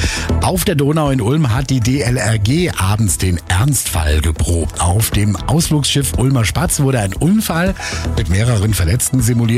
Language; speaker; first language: German; native; German